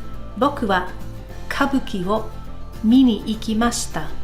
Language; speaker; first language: Japanese; non-native, fluent; English